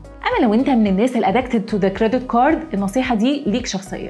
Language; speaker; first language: Arabic; native; Arabic